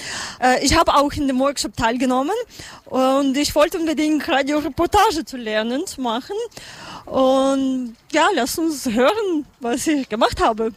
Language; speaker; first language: German; non-native, learner; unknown